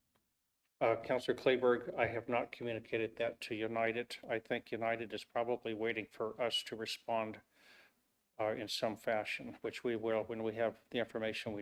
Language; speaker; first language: English; native; English